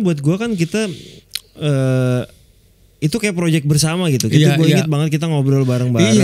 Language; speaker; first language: Indonesian; native; Indonesian